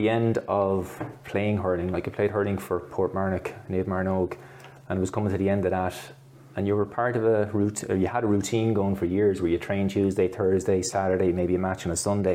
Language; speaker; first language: English; native; English